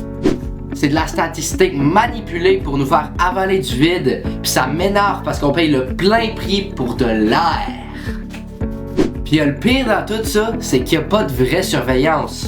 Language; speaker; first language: French; native; French